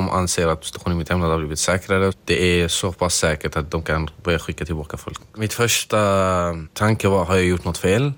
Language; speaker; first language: Swedish; non-native, fluent; Arabic